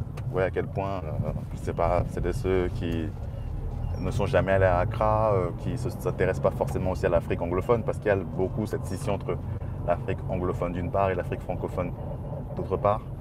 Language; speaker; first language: French; native; French